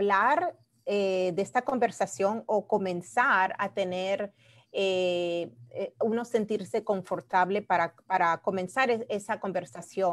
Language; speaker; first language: Spanish; early bilingual, heritage; Spanish